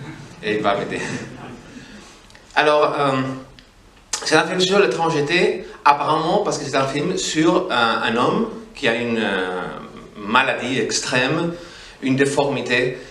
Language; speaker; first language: French; non-native, fluent; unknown